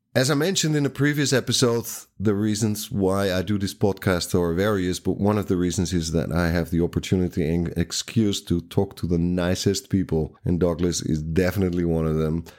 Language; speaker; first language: English; non-native, fluent; Dutch